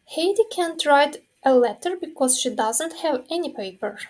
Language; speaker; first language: English; non-native, fluent; Ukrainian